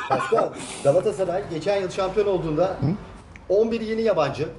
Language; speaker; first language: Turkish; native; Turkish